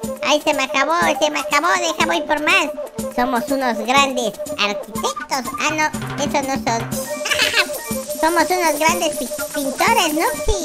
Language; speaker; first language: Spanish; native; Spanish